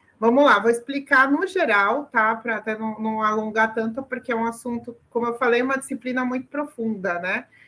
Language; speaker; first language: Portuguese; early bilingual, other home language; Arabic